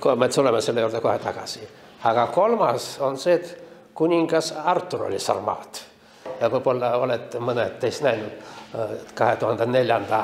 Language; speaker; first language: Estonian; non-native, local second language; Russian